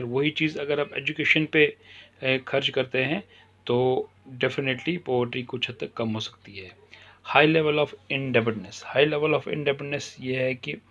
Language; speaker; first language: Hindi; non-native, local second language; Kashmiri